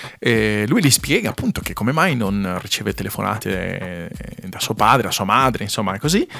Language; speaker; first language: Italian; non-native, fluent; Spanish